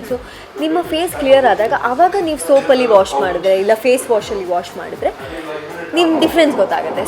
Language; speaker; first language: Kannada; non-native, local second language; Kodava